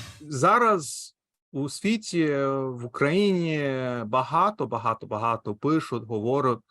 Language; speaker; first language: Ukrainian; non-native, fluent; English